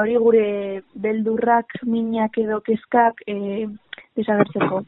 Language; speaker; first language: Basque; non-native, local second language; Spanish